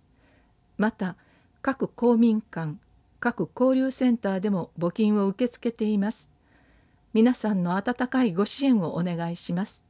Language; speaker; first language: Japanese; native; Japanese